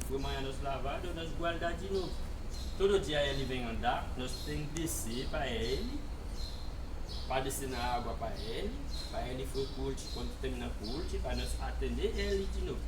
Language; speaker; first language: Portuguese; non-native, learner; Haitian Creole